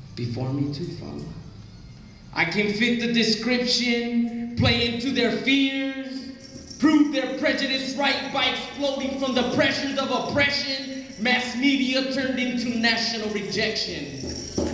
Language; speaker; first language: English; native; English